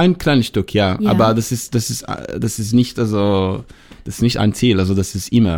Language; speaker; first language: German; non-native, learner; Hebrew